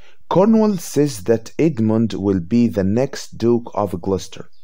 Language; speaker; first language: English; non-native, fluent; Arabic